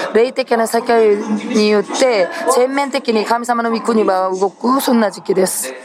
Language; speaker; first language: Japanese; non-native, fluent; Korean